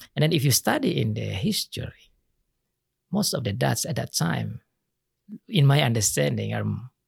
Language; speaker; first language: English; non-native, learner; Indonesian